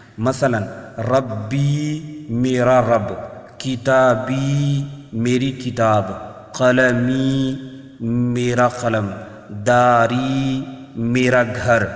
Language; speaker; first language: Urdu; native; Urdu